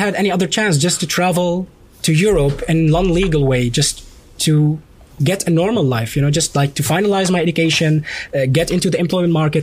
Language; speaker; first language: English; non-native, fluent; Arabic